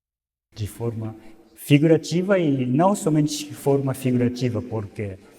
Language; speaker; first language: Portuguese; non-native, fluent; Japanese